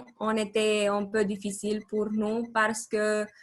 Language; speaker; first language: French; non-native, learner; Romanian